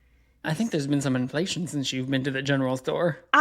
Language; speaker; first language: English; native; English